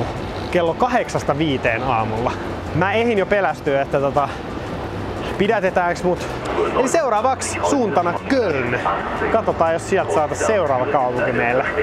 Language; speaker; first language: Finnish; native; Finnish